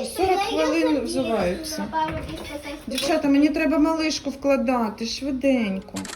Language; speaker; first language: Ukrainian; native; Ukrainian